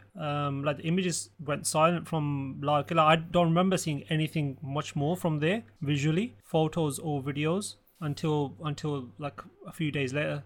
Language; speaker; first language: English; early bilingual, other home language; Punjabi